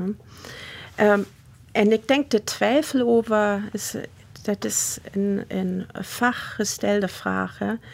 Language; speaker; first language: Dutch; non-native, fluent; German